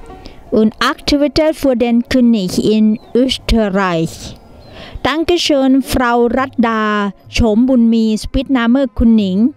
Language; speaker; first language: German; non-native, learner; Thai